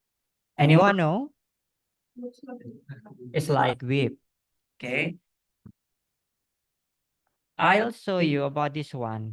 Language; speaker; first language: English; non-native, learner; Indonesian